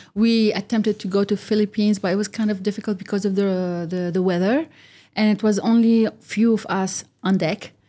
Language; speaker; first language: English; early bilingual, other home language; Arabic